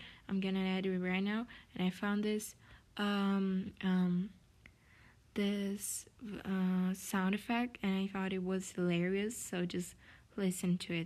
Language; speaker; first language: English; non-native, fluent; Portuguese